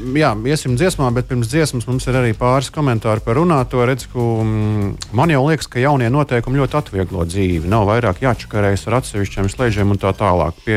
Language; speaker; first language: Latvian; native; Latvian